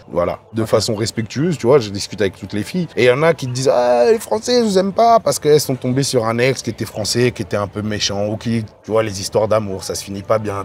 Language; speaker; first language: French; native; French